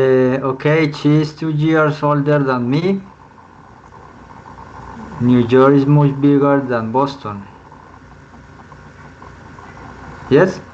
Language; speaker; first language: English; non-native, learner; Spanish